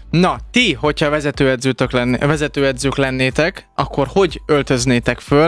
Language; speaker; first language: Hungarian; native; Hungarian